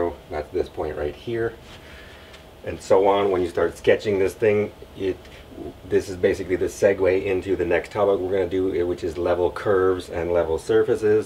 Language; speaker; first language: English; native; English